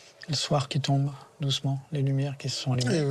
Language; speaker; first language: French; native; French